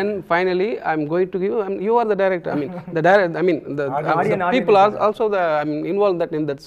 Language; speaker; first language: Telugu; non-native, local second language; Tamil